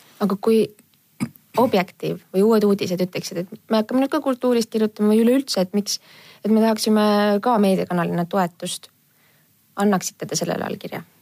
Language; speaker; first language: Estonian; native; Estonian